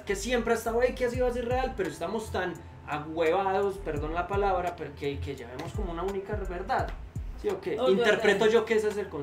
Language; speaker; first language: Spanish; native; Spanish